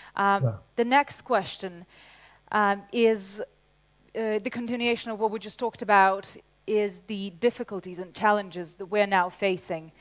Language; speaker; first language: English; non-native, fluent; Ukrainian